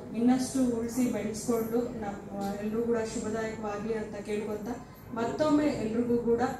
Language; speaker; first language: Kannada; non-native, local second language; Lambadi